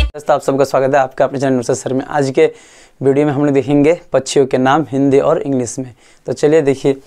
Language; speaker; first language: Hindi; native; Hindi